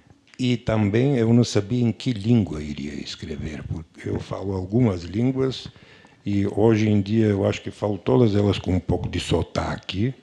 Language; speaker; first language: Portuguese; non-native, fluent; Bulgarian